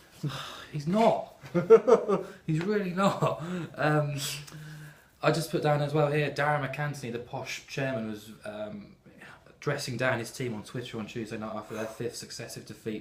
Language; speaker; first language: English; native; English